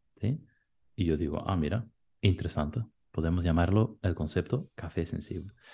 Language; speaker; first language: Spanish; non-native, fluent; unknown